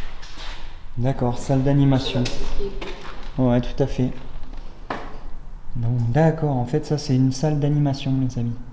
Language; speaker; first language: French; native; French